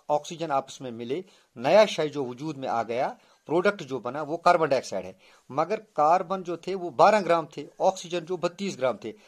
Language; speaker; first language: Urdu; non-native, local second language; Kashmiri